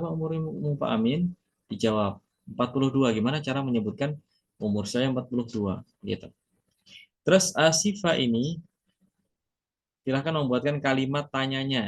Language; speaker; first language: Indonesian; native; Indonesian